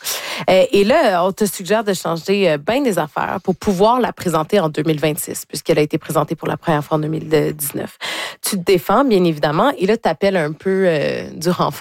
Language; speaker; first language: French; native; French